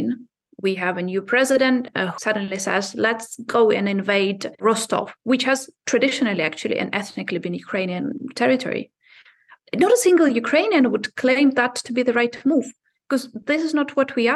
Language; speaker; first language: English; non-native, fluent; Ukrainian